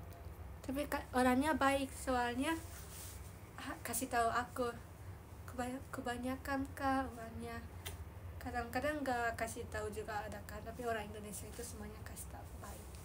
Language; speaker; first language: Indonesian; non-native, learner; Japanese